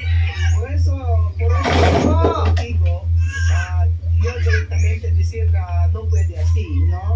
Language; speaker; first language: Spanish; non-native, learner; Filipino